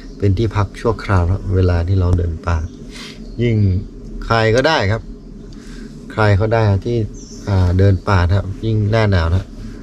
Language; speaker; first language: Thai; native; Thai